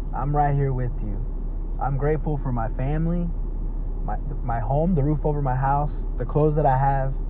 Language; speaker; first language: English; native; English